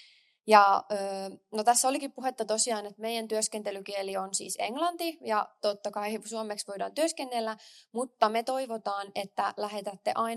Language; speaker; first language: Finnish; native; Finnish